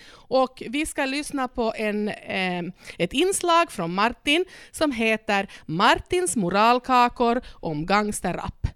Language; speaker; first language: Swedish; non-native, local second language; Spanish